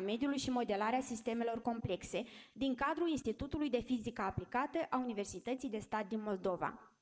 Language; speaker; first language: Romanian; native; Romanian